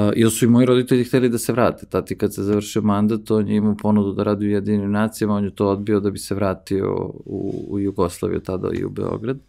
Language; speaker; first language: Serbian; early bilingual, heritage; Serbian